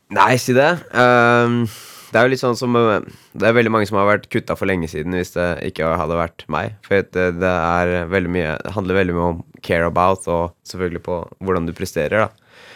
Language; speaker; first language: Norwegian; native; Norwegian